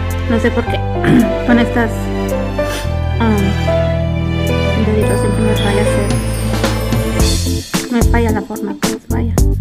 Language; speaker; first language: Spanish; early bilingual, heritage; Spanish